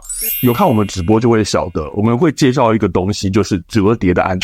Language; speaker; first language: Chinese; native; Chinese